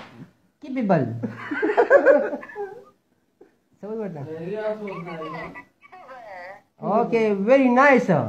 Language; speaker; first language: English; non-native, learner; Urdu